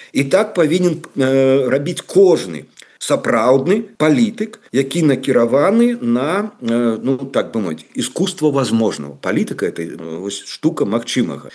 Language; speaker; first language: Belarusian; non-native, local second language; Russian